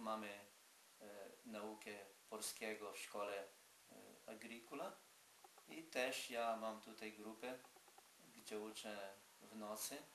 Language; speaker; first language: Polish; early bilingual, heritage; Polish